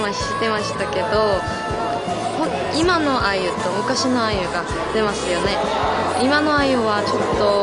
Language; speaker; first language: Japanese; non-native, fluent; Korean